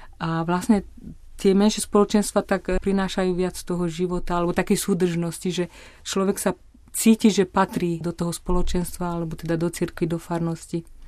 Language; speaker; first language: Slovak; native; Slovak